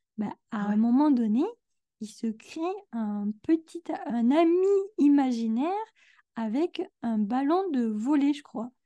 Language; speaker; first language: French; native; French